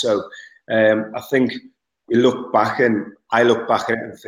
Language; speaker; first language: English; native; English